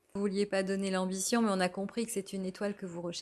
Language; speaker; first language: French; native; French